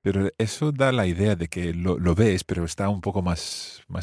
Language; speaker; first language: Spanish; non-native, fluent; English